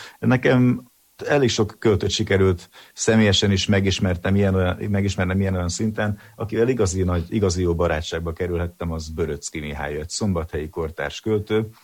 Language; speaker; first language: Hungarian; native; Hungarian